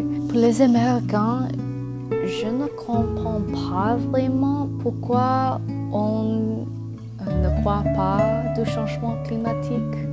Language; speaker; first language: French; non-native, learner; English